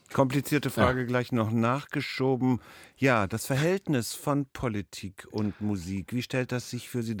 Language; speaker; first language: German; native; German